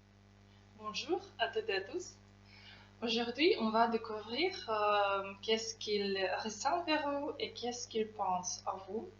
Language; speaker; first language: French; non-native, fluent; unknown